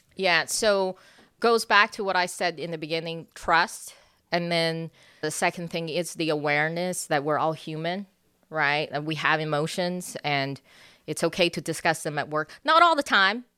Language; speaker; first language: English; early bilingual, other home language; Chinese